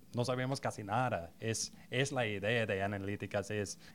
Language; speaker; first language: Spanish; non-native, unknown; English